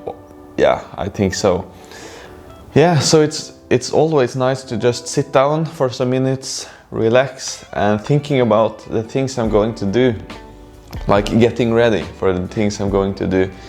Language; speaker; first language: English; non-native, fluent; Norwegian